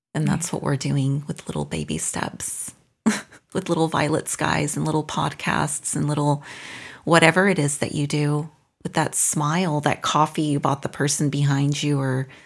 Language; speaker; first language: English; non-native, fluent; Spanish